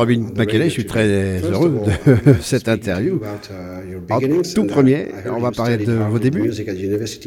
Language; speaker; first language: French; native; French